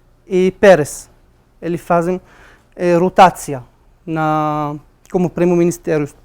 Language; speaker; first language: Portuguese; non-native, learner; Arabic